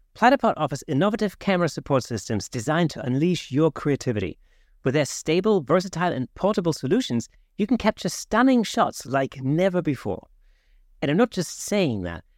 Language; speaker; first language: English; non-native, fluent; German